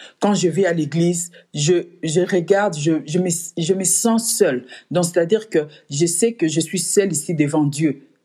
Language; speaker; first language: French; non-native, local second language; Lingala